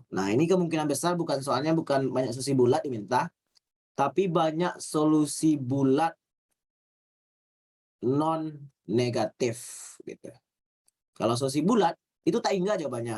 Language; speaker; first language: Indonesian; native; Indonesian